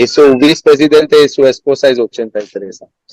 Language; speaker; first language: Spanish; non-native, learner; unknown